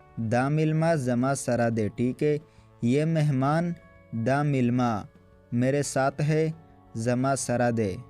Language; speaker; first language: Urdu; non-native, local second language; Pashto